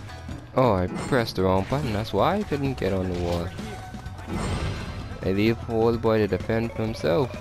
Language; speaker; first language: English; native; English